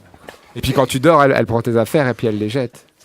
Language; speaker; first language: French; native; French